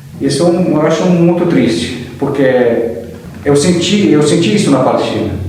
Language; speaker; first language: Portuguese; early bilingual, heritage; Arabic